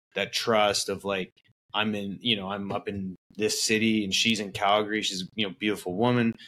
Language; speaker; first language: English; native; English